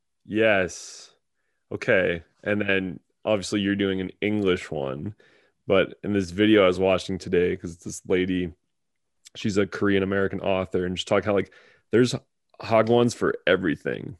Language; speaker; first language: English; native; English